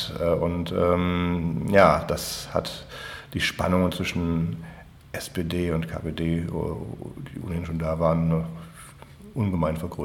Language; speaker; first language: German; native; German